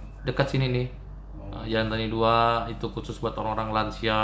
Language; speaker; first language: Indonesian; native; Indonesian